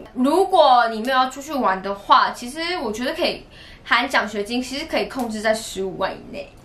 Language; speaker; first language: Chinese; native; Chinese